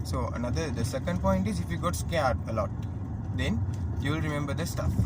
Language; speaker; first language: English; non-native, local second language; Sinhala